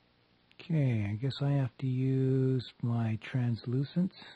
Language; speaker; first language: English; native; English